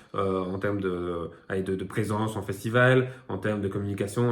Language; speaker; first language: French; native; French